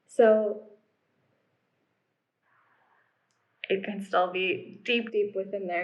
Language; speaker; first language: English; native; English